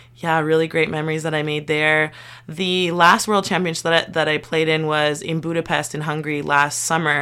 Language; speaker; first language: English; native; English